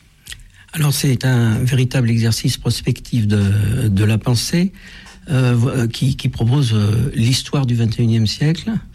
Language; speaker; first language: French; native; French